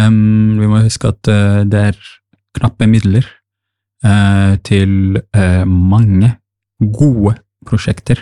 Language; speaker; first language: Norwegian; non-native, fluent; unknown